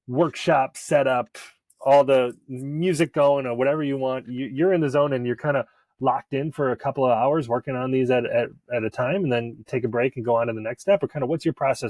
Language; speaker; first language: English; native; English